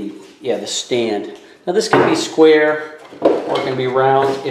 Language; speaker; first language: English; native; English